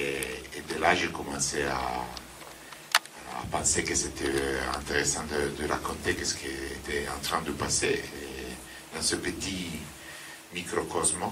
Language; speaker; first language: French; non-native, fluent; Italian